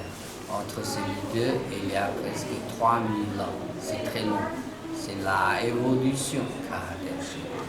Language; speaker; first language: French; non-native, learner; Chinese